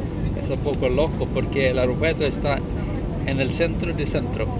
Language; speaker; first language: Spanish; non-native, learner; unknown